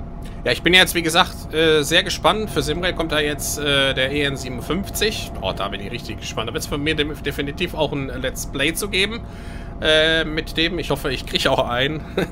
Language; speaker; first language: German; native; German